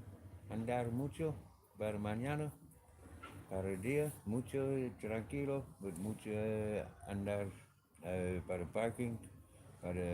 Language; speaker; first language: Spanish; non-native, learner; English